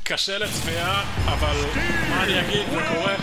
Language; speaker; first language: Hebrew; native; Hebrew